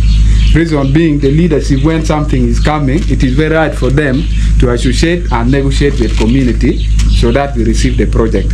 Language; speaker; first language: English; non-native, local second language; Acoli